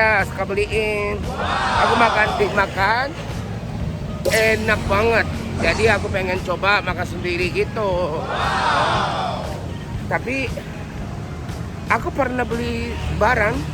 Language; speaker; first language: Indonesian; non-native, fluent; Japanese